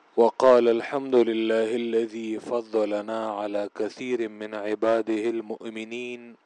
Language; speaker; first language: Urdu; non-native, local second language; Pashto